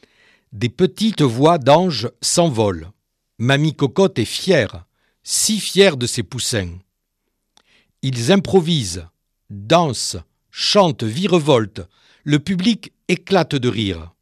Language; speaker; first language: French; native; French